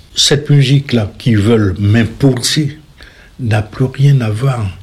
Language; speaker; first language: French; native; French